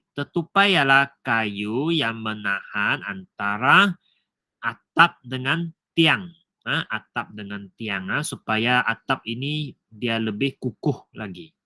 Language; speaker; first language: Malay; non-native, local second language; Chinese